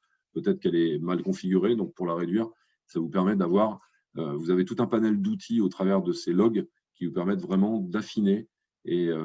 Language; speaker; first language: French; native; French